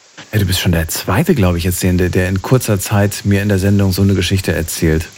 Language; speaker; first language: German; native; German